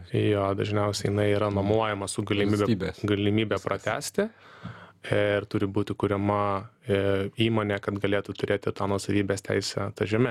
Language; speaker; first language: Lithuanian; native; Lithuanian